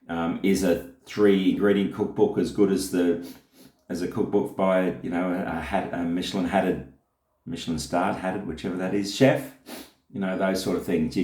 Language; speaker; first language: English; native; English